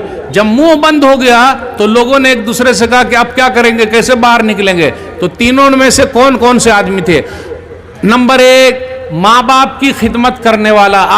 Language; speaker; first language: Hindi; native; Hindi